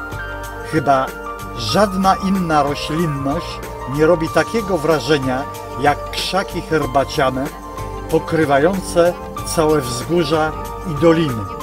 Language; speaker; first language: Polish; native; Polish